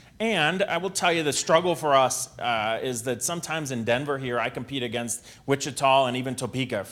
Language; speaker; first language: English; native; English